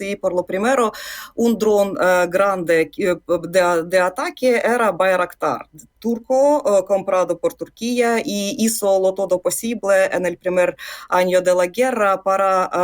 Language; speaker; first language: Spanish; non-native, fluent; Ukrainian